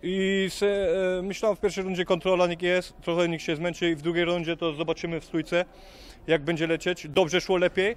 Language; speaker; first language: Polish; early bilingual, heritage; Polish